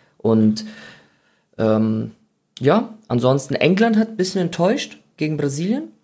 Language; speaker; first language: German; native; German